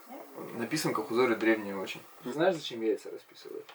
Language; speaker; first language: Russian; native; Russian